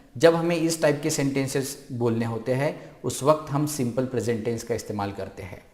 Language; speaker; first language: Hindi; non-native, local second language; Marathi